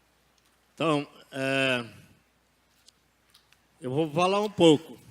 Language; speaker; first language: Portuguese; non-native, local second language; Yanomámi